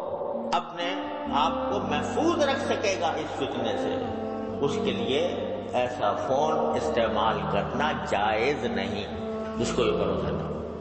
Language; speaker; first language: Urdu; native; Urdu